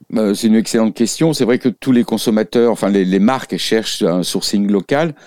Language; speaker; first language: French; native; French